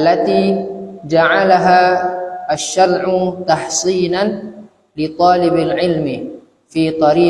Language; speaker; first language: Arabic; non-native, learner; Indonesian